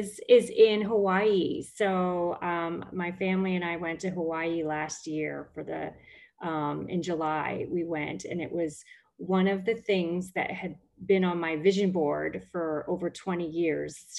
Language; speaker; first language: English; native; English